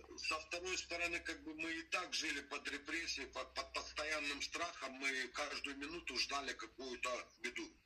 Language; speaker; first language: Russian; non-native, local second language; Azerbaijani